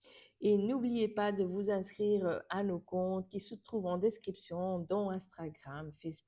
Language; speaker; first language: French; native; French